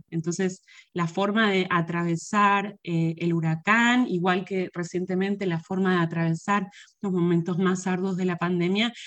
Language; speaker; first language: Spanish; native; Spanish